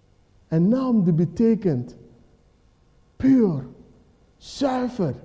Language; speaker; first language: Dutch; non-native, fluent; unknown